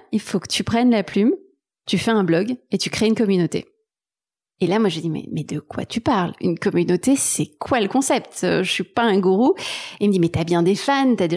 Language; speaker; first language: French; native; French